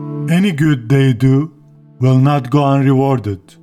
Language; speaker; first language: English; non-native, fluent; Turkish